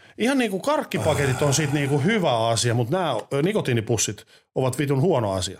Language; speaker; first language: Finnish; native; Finnish